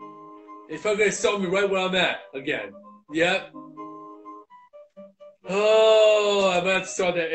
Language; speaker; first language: English; native; English